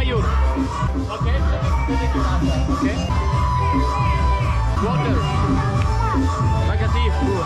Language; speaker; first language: Indonesian; non-native, learner; English